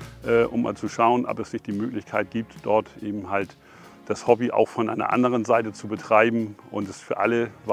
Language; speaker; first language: German; native; German